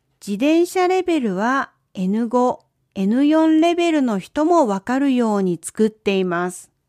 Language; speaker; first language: Japanese; native; Japanese